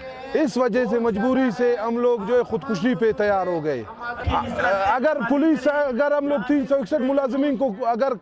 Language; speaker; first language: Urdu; non-native, local second language; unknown